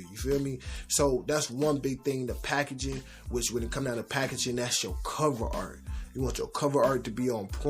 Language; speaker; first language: English; native; English